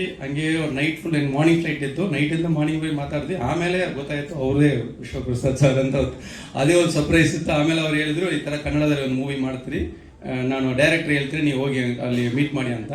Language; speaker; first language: Kannada; non-native, learner; Tamil